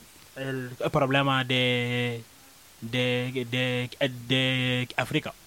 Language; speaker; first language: Spanish; non-native, learner; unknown